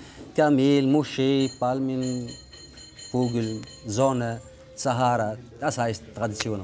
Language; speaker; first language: German; non-native, learner; Arabic